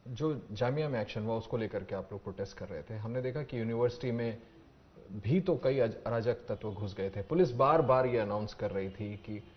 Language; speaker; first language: Hindi; native; Hindi